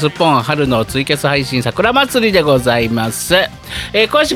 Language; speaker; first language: Japanese; native; Japanese